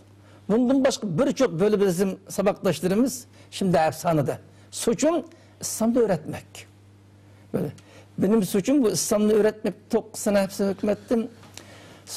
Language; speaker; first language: Turkish; non-native, learner; Uyghur